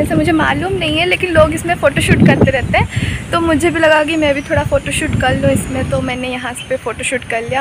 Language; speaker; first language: Hindi; native; Hindi